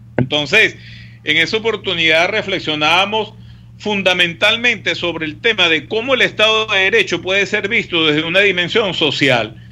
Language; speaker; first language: Spanish; native; Spanish